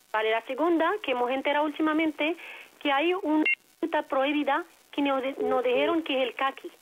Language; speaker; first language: Spanish; non-native, fluent; Arabic